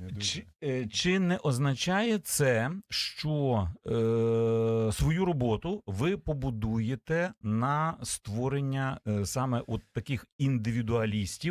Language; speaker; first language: Ukrainian; native; Ukrainian